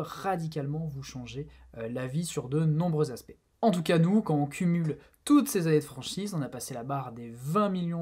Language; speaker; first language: French; native; French